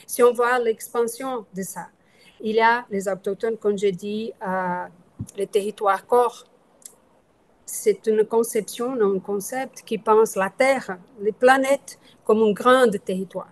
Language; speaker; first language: French; non-native, fluent; Portuguese